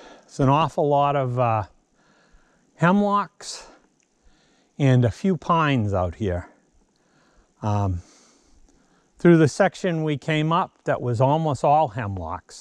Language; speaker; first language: English; native; English